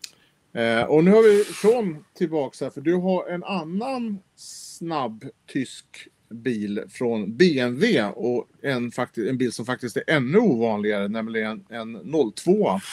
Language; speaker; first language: Swedish; native; Swedish